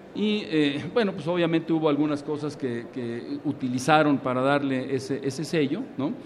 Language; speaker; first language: Spanish; native; Spanish